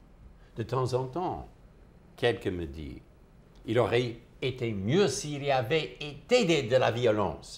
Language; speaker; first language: French; non-native, fluent; English